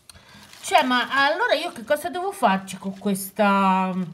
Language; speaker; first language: Italian; native; Italian